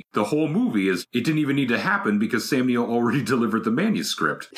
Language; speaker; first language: English; native; English